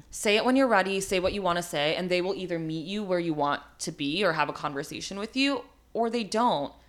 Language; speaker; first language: English; early bilingual, other home language; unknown